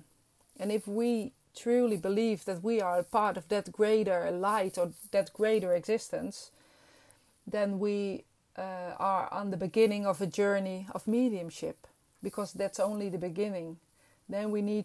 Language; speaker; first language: English; non-native, fluent; Dutch